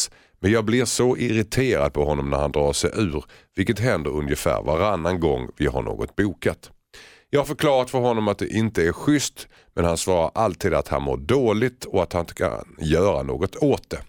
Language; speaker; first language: Swedish; native; Swedish